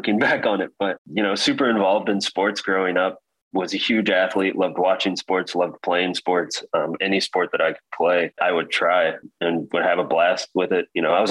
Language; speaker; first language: English; native; English